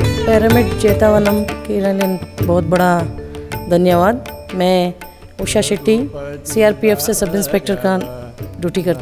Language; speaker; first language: Hindi; non-native, local second language; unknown